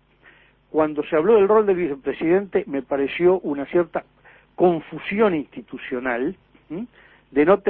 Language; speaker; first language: Spanish; native; Spanish